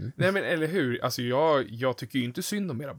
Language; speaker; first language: Swedish; native; Swedish